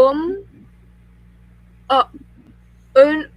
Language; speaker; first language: French; non-native, learner; English